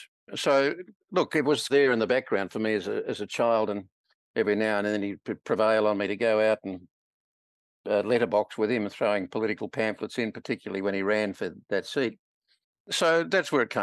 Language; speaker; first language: English; native; English